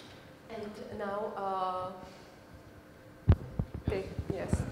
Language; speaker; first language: English; non-native, learner; Czech